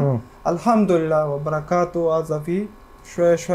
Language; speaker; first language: Arabic; non-native, learner; Urdu